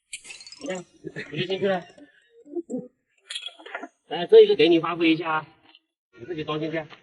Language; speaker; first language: Chinese; native; Chinese